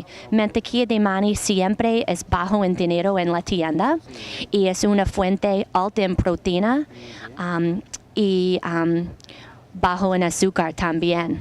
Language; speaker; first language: Spanish; non-native, learner; English